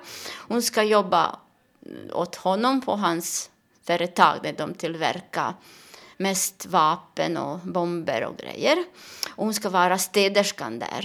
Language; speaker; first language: Swedish; non-native, learner; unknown